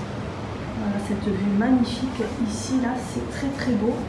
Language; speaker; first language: French; native; French